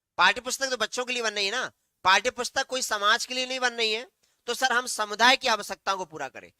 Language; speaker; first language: Hindi; native; Hindi